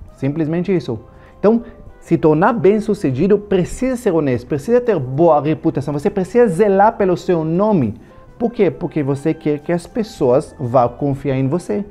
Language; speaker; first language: Portuguese; non-native, fluent; Hebrew